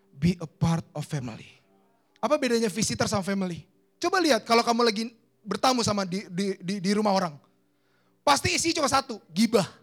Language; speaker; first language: Indonesian; native; Indonesian